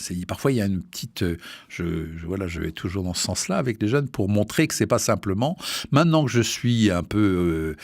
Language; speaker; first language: French; native; French